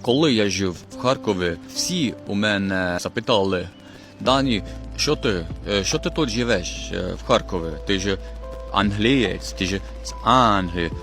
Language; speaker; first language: Ukrainian; non-native, fluent; English